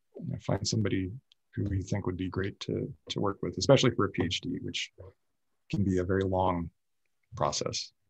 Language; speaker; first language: English; native; English